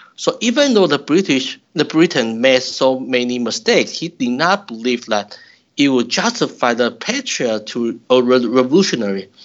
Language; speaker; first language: English; non-native, fluent; Chinese